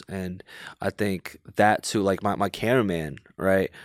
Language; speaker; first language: English; early bilingual, other home language; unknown